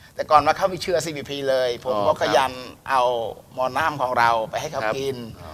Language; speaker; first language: Thai; non-native, fluent; Khmer